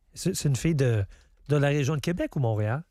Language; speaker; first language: French; native; French